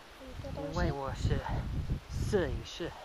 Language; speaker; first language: Chinese; non-native, learner; English